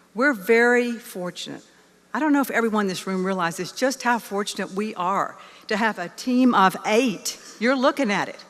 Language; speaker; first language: English; native; English